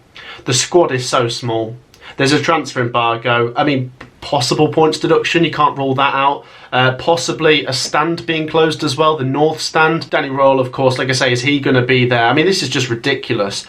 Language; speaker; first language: English; native; English